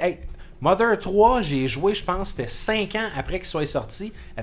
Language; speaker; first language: French; native; French